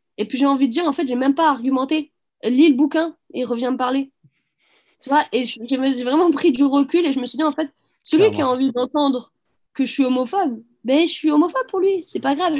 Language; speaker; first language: French; early bilingual, other home language; Arabic